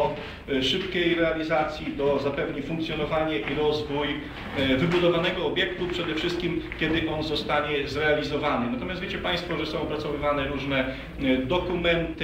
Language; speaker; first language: Polish; native; Polish